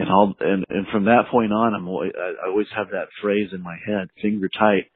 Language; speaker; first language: English; native; English